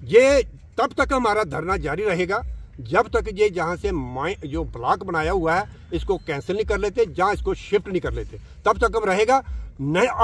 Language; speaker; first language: Hindi; native; Hindi